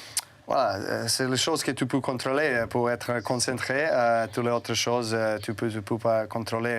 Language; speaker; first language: French; non-native, fluent; Serbian